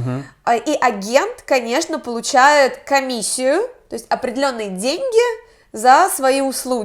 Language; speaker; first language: Russian; native; Russian